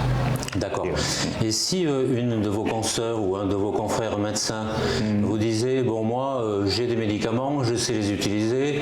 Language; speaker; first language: French; native; French